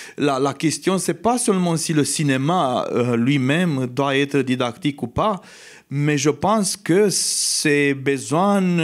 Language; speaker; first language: French; non-native, fluent; Romanian